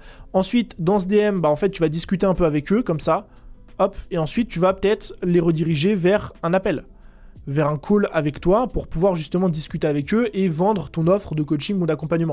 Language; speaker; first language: French; native; French